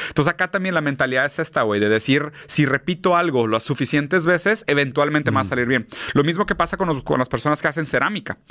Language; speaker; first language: Spanish; native; Spanish